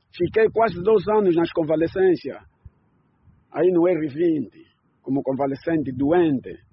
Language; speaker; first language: Portuguese; native; Portuguese